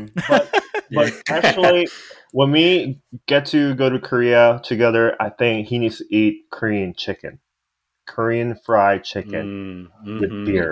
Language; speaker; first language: English; native; English